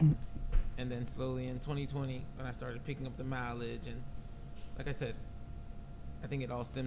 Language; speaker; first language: English; native; English